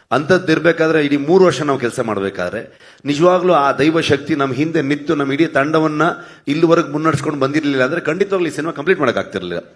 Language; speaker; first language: Kannada; native; Kannada